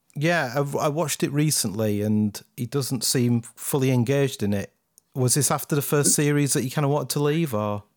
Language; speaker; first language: English; native; English